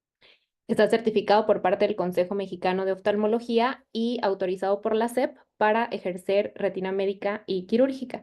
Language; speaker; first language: Spanish; native; Spanish